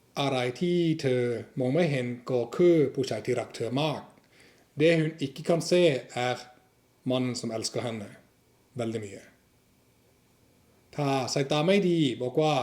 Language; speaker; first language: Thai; non-native, fluent; Norwegian